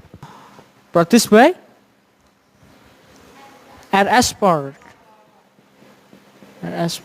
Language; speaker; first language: English; non-native, fluent; Indonesian